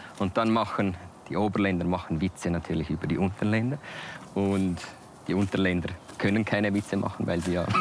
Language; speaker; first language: German; native; German